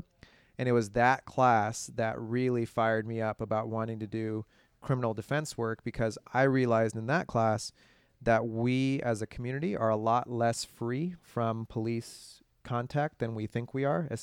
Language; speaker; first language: English; native; English